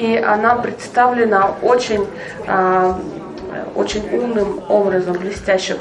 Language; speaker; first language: Russian; native; Russian